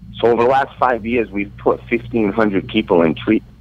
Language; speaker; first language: English; native; English